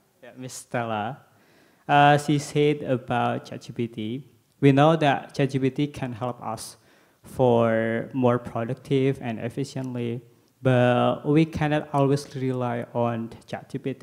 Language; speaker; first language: English; non-native, learner; Indonesian